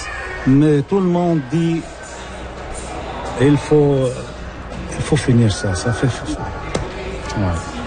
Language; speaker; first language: French; non-native, local second language; Arabic